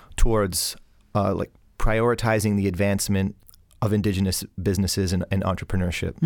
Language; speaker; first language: English; native; English